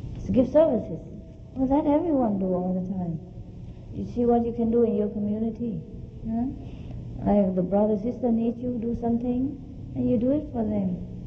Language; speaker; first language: English; non-native, fluent; Vietnamese